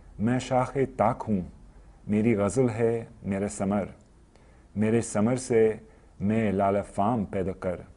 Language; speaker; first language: Urdu; non-native, fluent; English